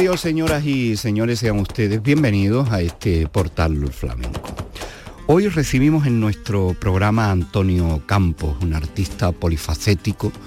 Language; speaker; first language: Spanish; native; Spanish